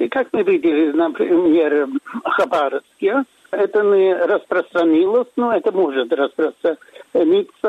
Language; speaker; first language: Russian; non-native, fluent; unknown